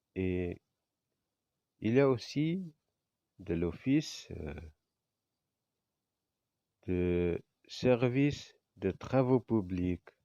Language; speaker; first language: French; non-native, fluent; Indonesian